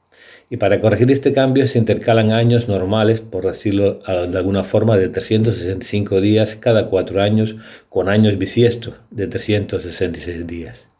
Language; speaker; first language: Spanish; native; Spanish